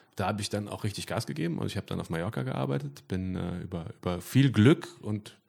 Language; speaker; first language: German; native; German